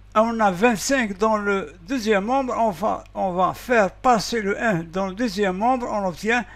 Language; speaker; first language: French; non-native, local second language; Arabic